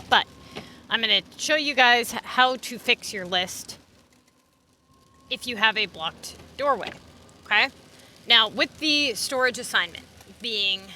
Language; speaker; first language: English; native; English